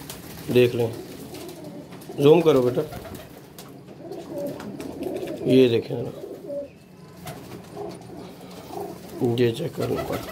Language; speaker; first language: Hindi; non-native, local second language; Punjabi